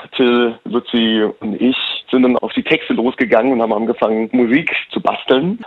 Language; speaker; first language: German; native; German